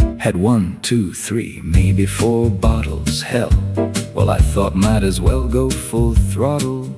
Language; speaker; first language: English; native; English